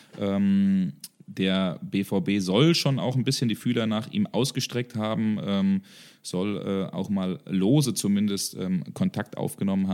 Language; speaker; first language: German; native; German